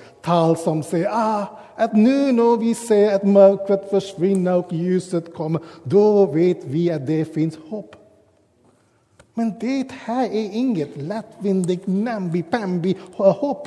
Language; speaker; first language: Swedish; non-native, fluent; English